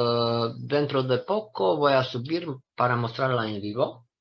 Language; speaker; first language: Spanish; non-native, fluent; Romanian